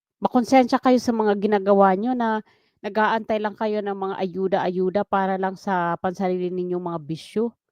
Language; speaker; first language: Filipino; non-native, local second language; Waray